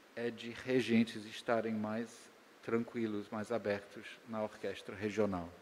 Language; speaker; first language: Portuguese; native; Portuguese